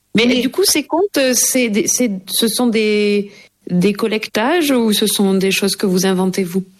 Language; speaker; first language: French; native; French